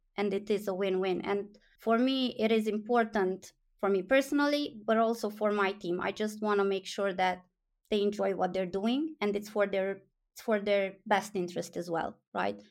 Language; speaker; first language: English; non-native, fluent; Romanian